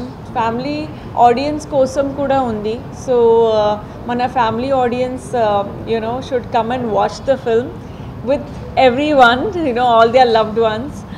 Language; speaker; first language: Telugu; non-native, fluent; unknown